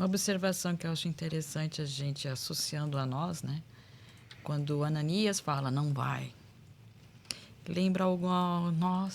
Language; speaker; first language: Portuguese; native; Portuguese